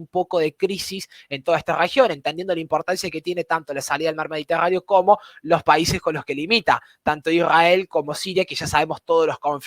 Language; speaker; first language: Spanish; native; Spanish